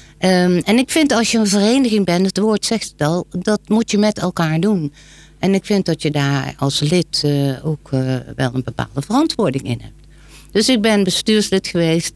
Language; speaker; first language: Dutch; native; Dutch